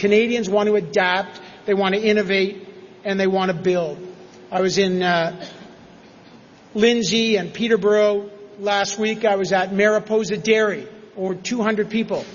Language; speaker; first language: English; native; English